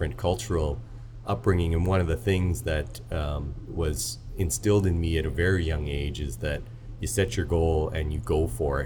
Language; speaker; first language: English; native; English